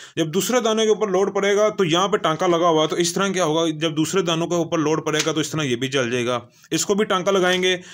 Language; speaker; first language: Urdu; non-native, local second language; Punjabi